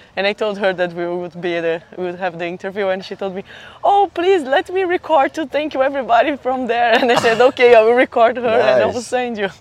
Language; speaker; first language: English; non-native, fluent; Portuguese